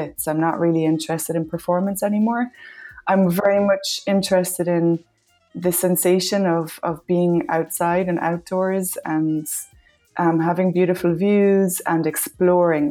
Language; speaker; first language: English; native; English